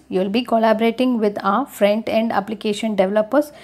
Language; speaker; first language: English; non-native, local second language; Tamil